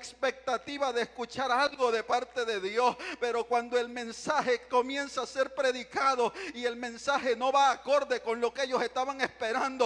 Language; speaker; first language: Spanish; native; Spanish